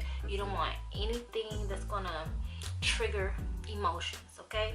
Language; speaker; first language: English; native; English